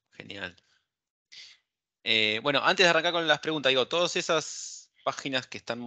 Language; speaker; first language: Spanish; native; Spanish